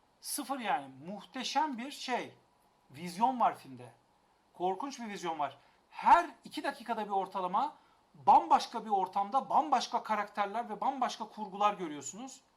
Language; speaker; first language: Turkish; native; Turkish